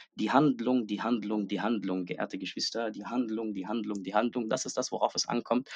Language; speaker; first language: German; early bilingual, other home language; Arabic